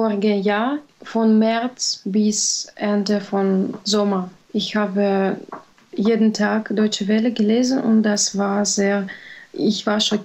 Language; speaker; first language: German; non-native, fluent; Russian